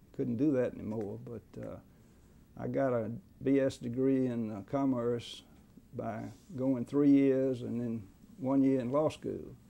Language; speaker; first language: English; native; English